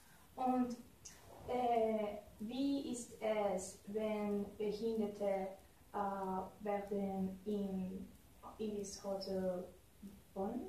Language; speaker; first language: German; non-native, learner; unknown